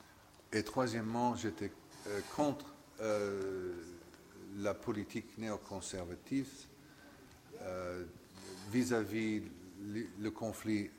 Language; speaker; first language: French; non-native, fluent; English